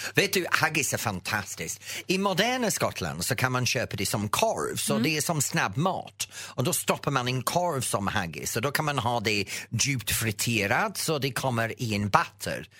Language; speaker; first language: Swedish; non-native, fluent; English